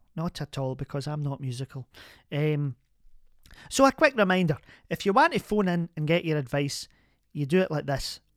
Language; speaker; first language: English; native; English